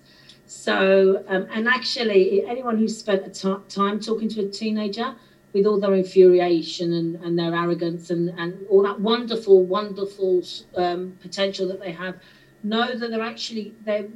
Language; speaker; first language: English; native; English